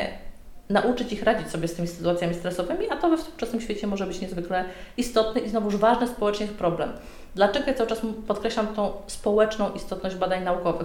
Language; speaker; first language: Polish; native; Polish